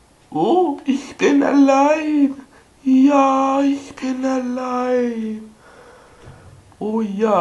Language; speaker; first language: German; non-native, learner; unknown